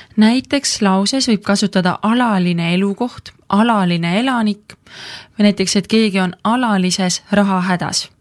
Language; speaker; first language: Estonian; native; Estonian